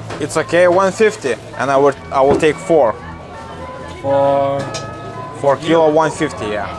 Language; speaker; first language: English; non-native, learner; Lithuanian